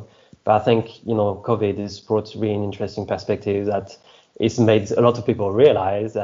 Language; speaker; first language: English; non-native, fluent; French